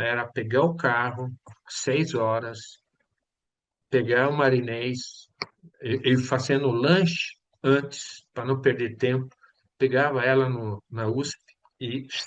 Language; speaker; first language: Portuguese; non-native, fluent; Swedish